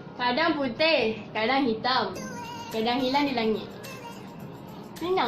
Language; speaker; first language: Malay; native; Malay